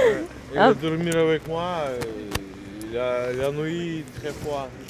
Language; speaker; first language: French; non-native, learner; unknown